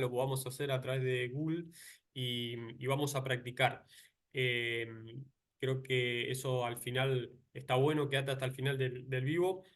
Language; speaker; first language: Spanish; native; Spanish